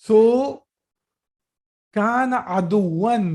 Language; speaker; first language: Arabic; non-native, fluent; Urdu